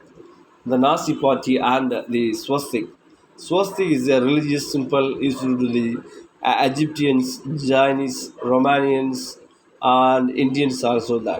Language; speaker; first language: English; non-native, local second language; Tamil